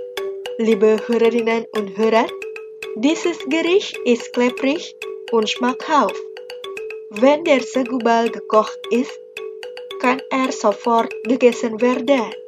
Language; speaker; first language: German; non-native, fluent; Indonesian